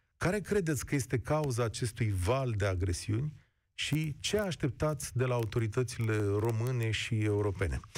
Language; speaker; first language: Romanian; native; Romanian